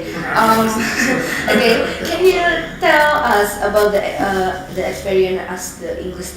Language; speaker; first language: English; non-native, learner; Indonesian